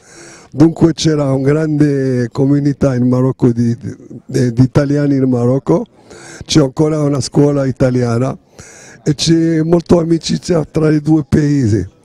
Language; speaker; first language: Italian; non-native, fluent; Arabic